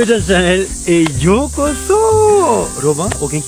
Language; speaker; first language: Japanese; non-native, learner; French